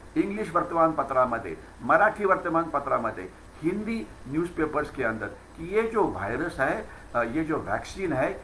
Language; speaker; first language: Hindi; non-native, local second language; Marathi